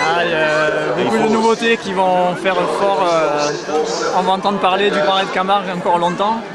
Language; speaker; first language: French; native; French